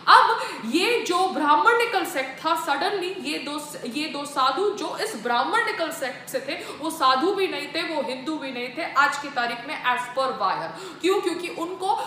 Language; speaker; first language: Hindi; native; Hindi